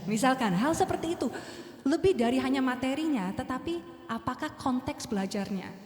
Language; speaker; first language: Indonesian; non-native, fluent; English